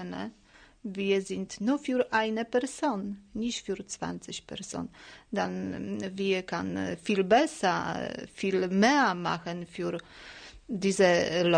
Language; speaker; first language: German; non-native, learner; Polish